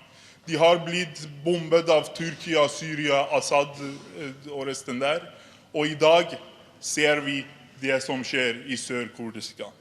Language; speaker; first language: Norwegian; non-native, fluent; Persian